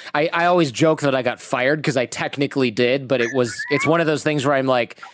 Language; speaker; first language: English; native; English